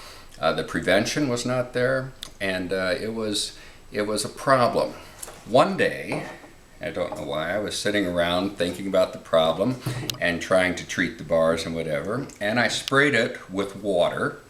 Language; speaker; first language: English; native; English